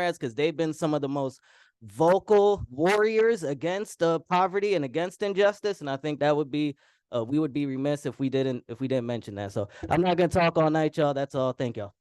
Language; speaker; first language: English; non-native, fluent; Arabic